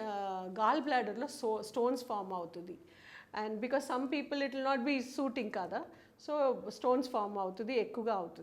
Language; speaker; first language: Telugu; non-native, local second language; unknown